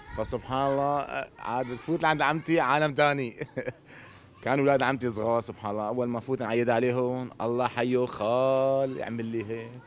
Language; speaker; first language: Arabic; native; Arabic